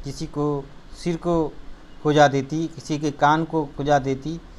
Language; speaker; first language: Hindi; non-native, local second language; Marathi